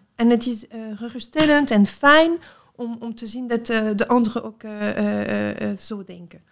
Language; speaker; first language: Dutch; non-native, fluent; French